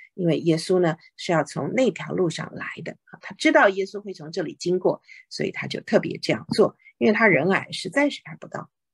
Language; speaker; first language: Chinese; native; Chinese